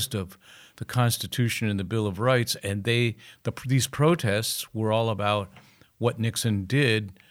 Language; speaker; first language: English; native; English